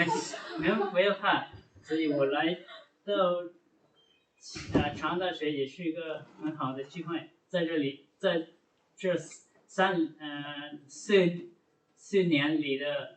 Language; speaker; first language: Chinese; non-native, fluent; Lao